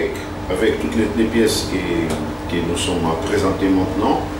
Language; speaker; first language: French; non-native, fluent; Portuguese